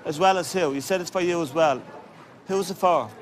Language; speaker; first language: English; native; English